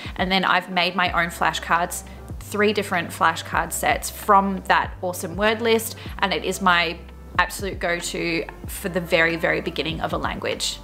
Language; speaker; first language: English; native; English